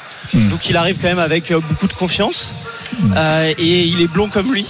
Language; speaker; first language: French; native; French